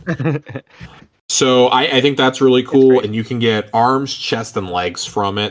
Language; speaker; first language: English; native; English